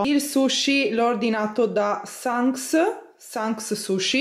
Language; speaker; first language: Italian; native; Italian